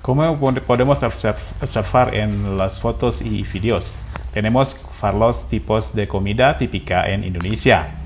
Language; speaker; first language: Spanish; non-native, fluent; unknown